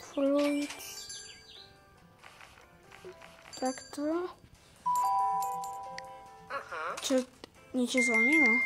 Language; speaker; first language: Slovak; native; Slovak